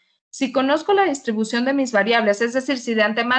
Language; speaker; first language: Spanish; native; Spanish